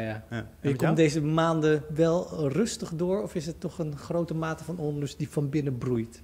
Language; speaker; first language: Dutch; native; Dutch